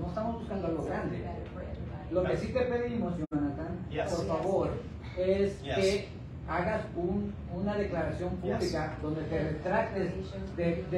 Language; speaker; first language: Spanish; native; Spanish